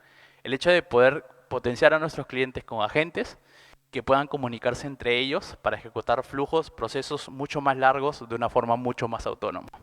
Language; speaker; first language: Spanish; native; Spanish